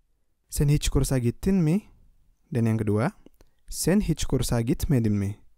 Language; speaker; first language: Turkish; non-native, fluent; Indonesian